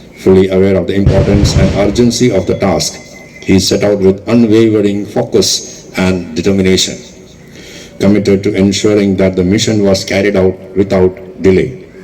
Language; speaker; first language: English; non-native, local second language; Malayalam